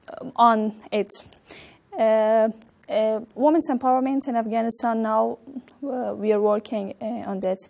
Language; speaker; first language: English; non-native, learner; Persian